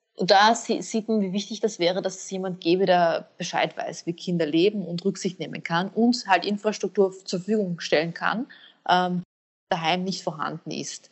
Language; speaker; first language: German; early bilingual, other home language; Bosnian